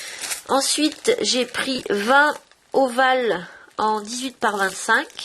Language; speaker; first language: French; native; French